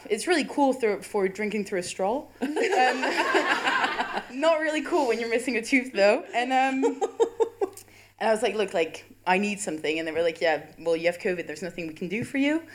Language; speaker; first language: English; non-native, fluent; French